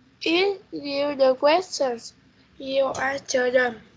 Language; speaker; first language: English; non-native, learner; Vietnamese